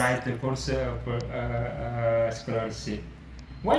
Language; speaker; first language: English; non-native, learner; Indonesian